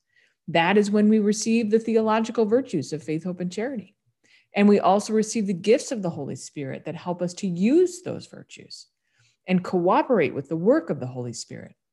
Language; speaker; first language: English; native; English